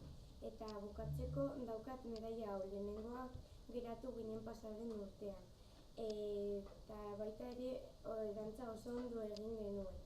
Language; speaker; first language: Basque; non-native, local second language; Spanish